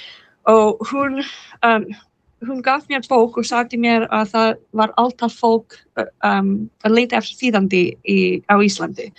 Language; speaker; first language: Icelandic; non-native, fluent; English